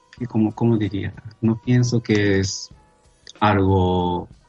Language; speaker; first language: Spanish; non-native, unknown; Japanese